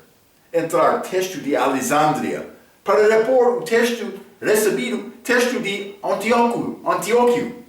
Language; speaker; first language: Portuguese; non-native, fluent; English